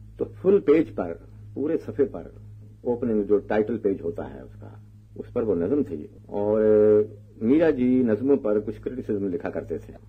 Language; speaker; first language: Urdu; non-native, local second language; Punjabi